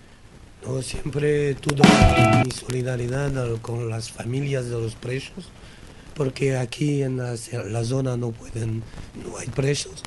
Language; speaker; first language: Spanish; non-native, learner; French